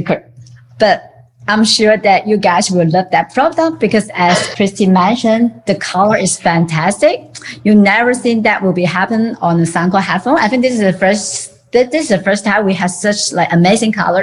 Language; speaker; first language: English; non-native, fluent; Chinese